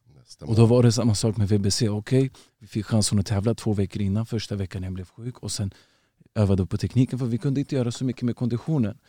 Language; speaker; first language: Swedish; early bilingual, other home language; Uzbek